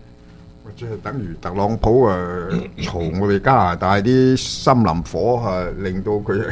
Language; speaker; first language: Chinese; native; Chinese